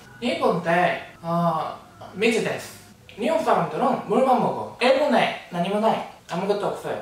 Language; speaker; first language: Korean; non-native, learner; Japanese